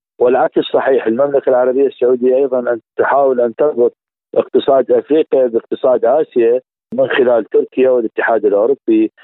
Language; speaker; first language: Arabic; native; Arabic